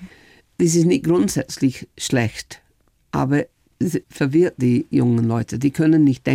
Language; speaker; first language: German; non-native, fluent; English